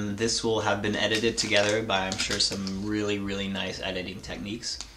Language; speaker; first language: English; native; English